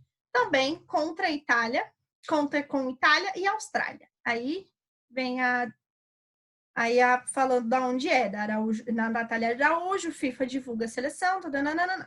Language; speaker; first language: Portuguese; native; Portuguese